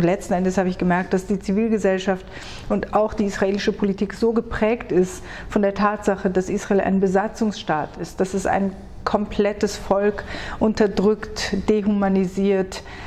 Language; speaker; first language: German; early bilingual, other home language; Hebrew